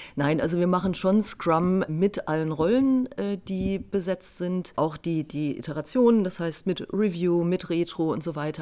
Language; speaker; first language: German; native; German